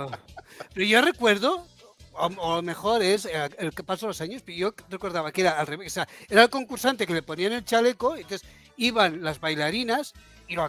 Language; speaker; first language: Spanish; native; Spanish